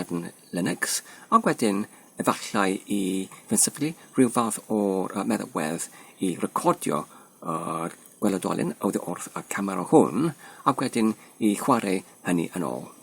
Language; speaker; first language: Welsh; non-native, fluent; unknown